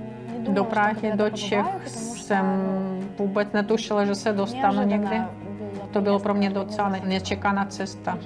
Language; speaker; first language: Czech; non-native, learner; Ukrainian